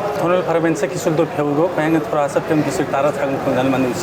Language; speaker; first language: Korean; non-native, learner; Nepali